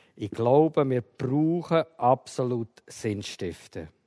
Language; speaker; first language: German; native; German